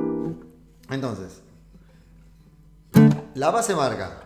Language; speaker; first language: Spanish; native; Spanish